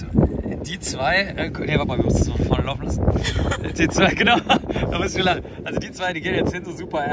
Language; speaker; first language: German; native; German